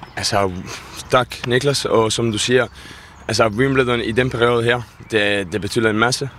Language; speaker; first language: Danish; non-native, fluent; Italian